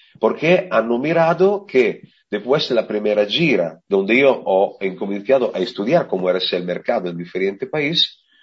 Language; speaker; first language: Spanish; non-native, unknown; Italian